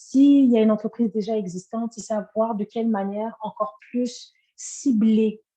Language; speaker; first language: French; native; French